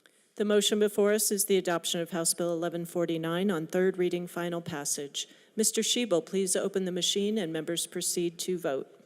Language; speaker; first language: English; native; English